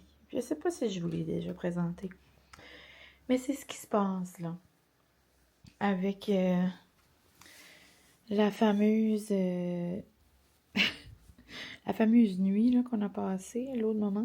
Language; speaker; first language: French; native; French